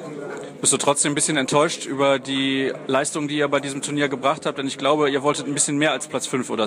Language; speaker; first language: German; native; German